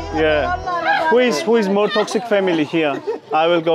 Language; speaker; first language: English; non-native, learner; Georgian